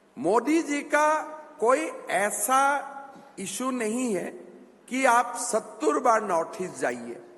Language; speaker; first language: Hindi; non-native, local second language; Assamese